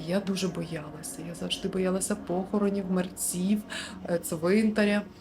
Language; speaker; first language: Ukrainian; non-native, local second language; Russian